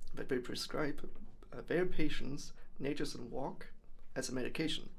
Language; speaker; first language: English; non-native, fluent; German